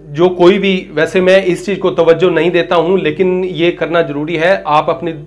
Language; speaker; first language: Hindi; native; Hindi